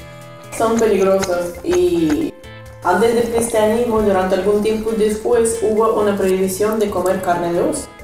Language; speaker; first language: Spanish; non-native, learner; Russian